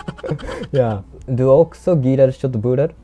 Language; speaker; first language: Swedish; non-native, learner; Japanese